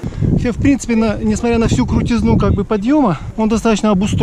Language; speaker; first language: Russian; native; Russian